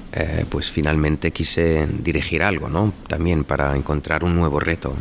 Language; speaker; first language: Spanish; non-native, fluent; German